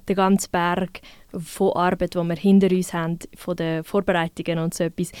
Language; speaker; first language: German; native; German